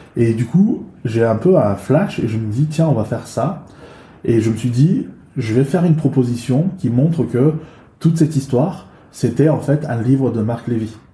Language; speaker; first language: French; early bilingual, other home language; Chinese